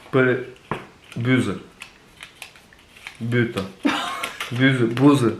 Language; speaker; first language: Albanian; non-native, learner; Turkish